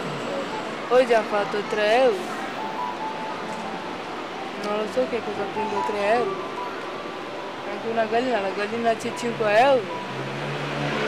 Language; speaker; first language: Italian; non-native, learner; Romanian